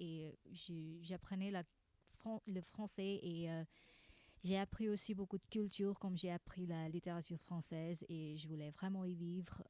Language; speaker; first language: French; non-native, fluent; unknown